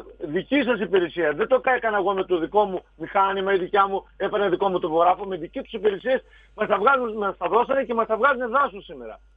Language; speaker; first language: Greek; native; Greek